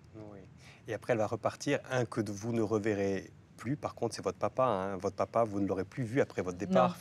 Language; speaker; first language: French; native; French